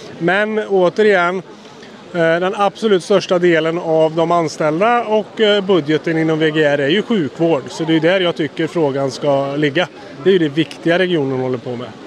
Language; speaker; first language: Swedish; native; Swedish